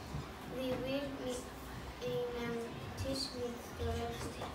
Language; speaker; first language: German; non-native, learner; Spanish